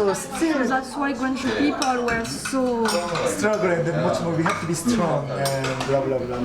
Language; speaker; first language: English; non-native, fluent; Korean